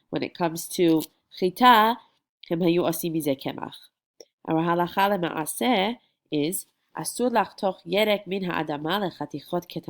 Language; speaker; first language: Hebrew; non-native, fluent; English